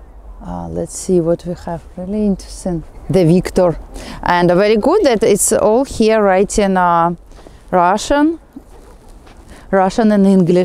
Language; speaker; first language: English; non-native, fluent; Russian